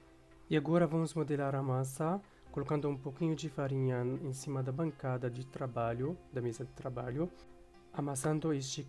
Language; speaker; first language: Portuguese; non-native, fluent; Arabic